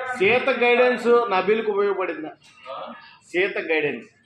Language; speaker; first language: Telugu; native; Telugu